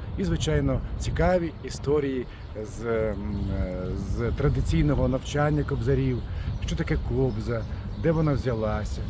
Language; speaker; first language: Ukrainian; native; Ukrainian